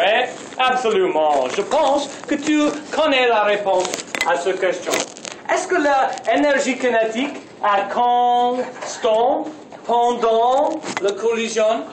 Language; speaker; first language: French; non-native, local second language; English